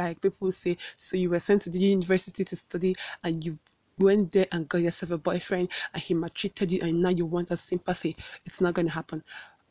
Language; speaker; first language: English; non-native, local second language; Igbo